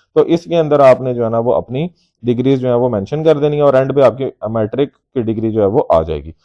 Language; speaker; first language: Urdu; native; Urdu